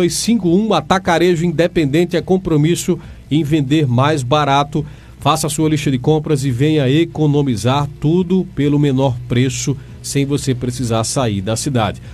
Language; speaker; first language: Portuguese; native; Portuguese